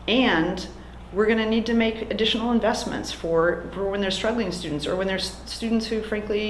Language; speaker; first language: English; native; English